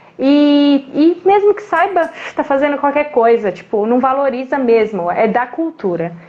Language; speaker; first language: Portuguese; native; Portuguese